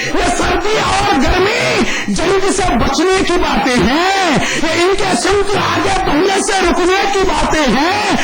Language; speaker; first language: Urdu; native; Urdu